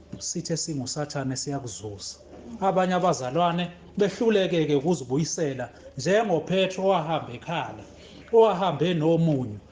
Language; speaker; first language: Zulu; native; Zulu